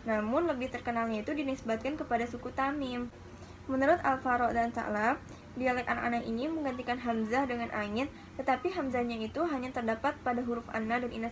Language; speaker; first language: Indonesian; native; Indonesian